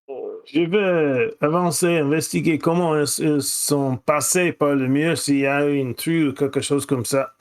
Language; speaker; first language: French; non-native, fluent; English